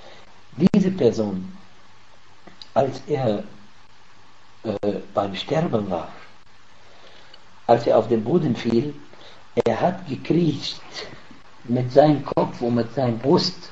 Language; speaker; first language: German; non-native, fluent; Arabic